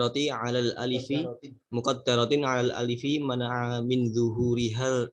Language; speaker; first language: Arabic; non-native, learner; Indonesian